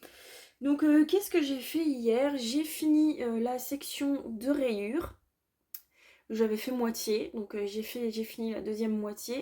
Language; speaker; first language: French; native; French